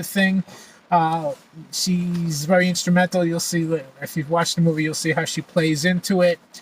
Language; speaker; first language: English; native; English